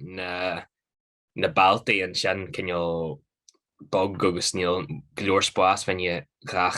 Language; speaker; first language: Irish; non-native, local second language; English